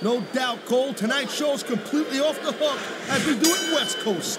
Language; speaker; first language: English; native; English